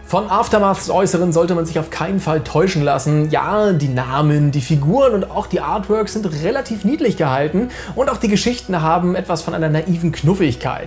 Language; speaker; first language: German; native; German